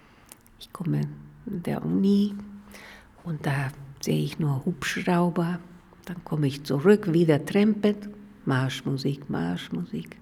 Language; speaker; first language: German; non-native, fluent; Spanish